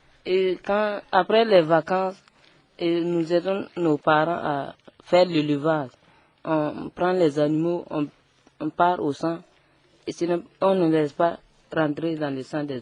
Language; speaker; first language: French; non-native, local second language; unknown